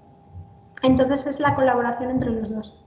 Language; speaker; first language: Spanish; native; Spanish